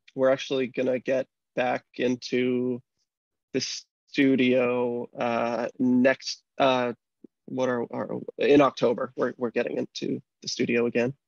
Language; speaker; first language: English; native; English